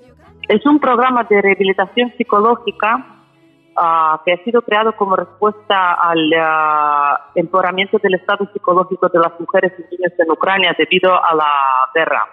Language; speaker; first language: Spanish; non-native, fluent; Ukrainian